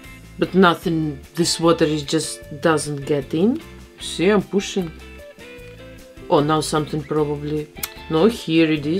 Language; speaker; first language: English; non-native, fluent; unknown